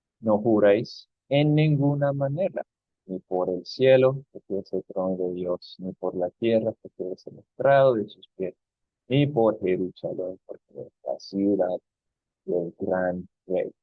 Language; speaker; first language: Spanish; non-native, fluent; English